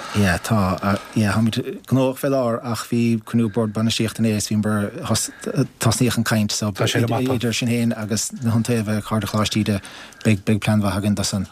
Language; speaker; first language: Irish; native; Irish